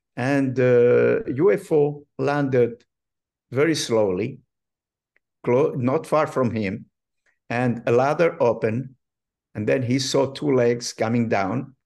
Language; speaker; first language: English; non-native, fluent; Arabic